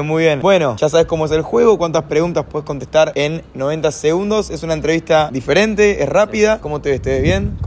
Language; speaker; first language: Spanish; native; Spanish